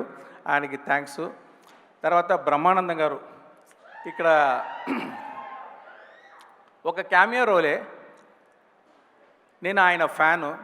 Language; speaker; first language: Telugu; non-native, local second language; Tamil